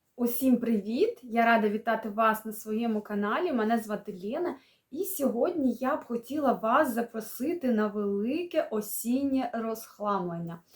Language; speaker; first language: Ukrainian; non-native, local second language; Russian